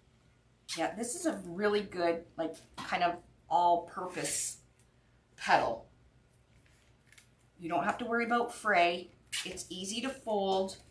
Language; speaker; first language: English; native; English